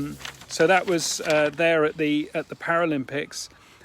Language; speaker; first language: English; native; English